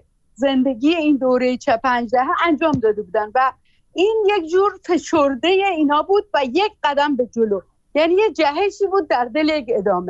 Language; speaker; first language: Persian; native; Persian